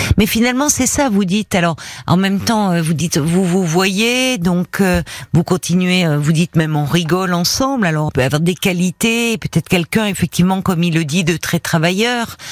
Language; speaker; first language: French; native; French